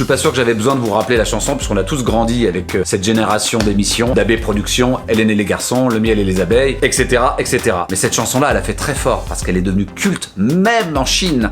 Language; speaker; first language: French; native; French